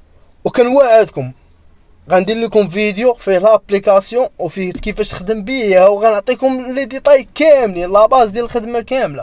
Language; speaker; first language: Arabic; native; Arabic